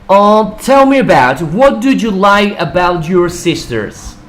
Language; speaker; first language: English; non-native, fluent; Spanish